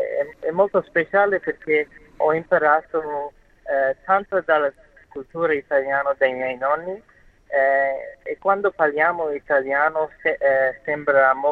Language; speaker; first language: Italian; non-native, learner; English